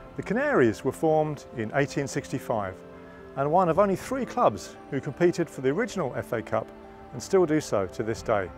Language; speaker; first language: English; native; English